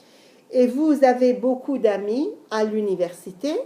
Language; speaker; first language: French; non-native, fluent; English